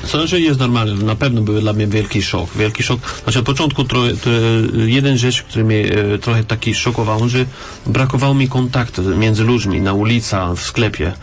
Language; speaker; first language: Polish; non-native, learner; French